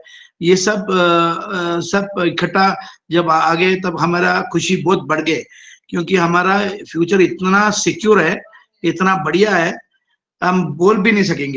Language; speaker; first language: Hindi; non-native, local second language; Malayalam